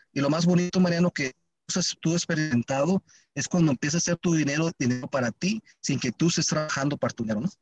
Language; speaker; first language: Spanish; early bilingual, heritage; Spanish